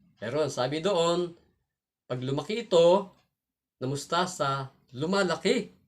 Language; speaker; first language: Filipino; non-native, local second language; Cebuano